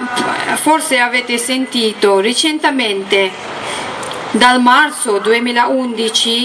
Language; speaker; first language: Italian; non-native, learner; Tibetan